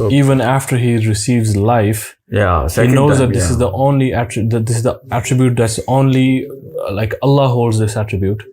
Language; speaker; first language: English; non-native, local second language; Urdu